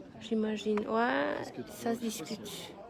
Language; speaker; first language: French; native; French